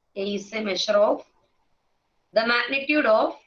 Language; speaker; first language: English; non-native, local second language; Malayalam